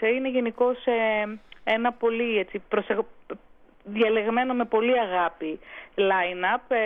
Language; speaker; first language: Greek; native; Greek